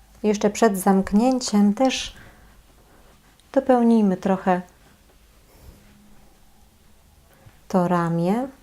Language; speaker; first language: Polish; native; Polish